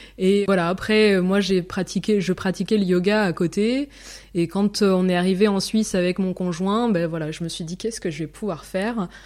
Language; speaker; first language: French; native; French